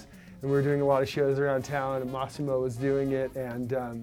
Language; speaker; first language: English; native; English